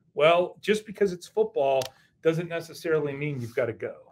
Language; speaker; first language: English; native; English